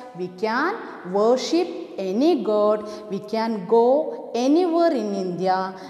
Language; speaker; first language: English; non-native, local second language; Malayalam